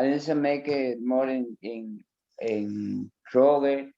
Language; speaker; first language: English; non-native, learner; Spanish